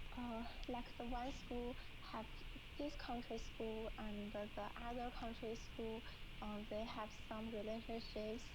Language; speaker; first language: English; non-native, learner; Chinese